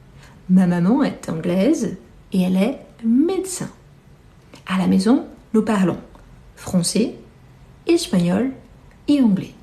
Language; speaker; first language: French; non-native, fluent; Portuguese